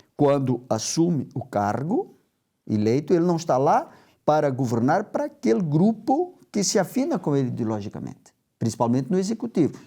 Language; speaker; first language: Portuguese; native; Portuguese